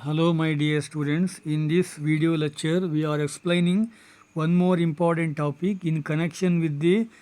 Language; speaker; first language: English; non-native, local second language; Kannada